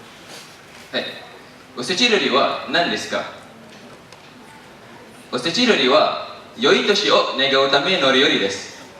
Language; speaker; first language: Japanese; non-native, learner; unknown